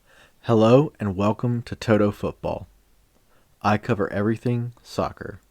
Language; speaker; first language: English; native; English